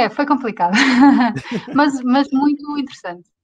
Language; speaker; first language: Portuguese; native; Portuguese